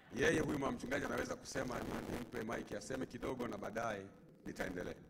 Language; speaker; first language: Swahili; native; Swahili